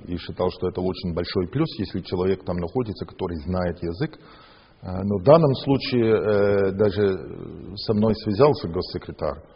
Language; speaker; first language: Russian; non-native, fluent; English